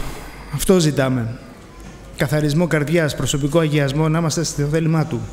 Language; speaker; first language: Greek; native; Greek